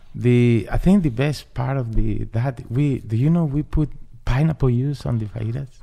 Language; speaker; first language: English; non-native, learner; Spanish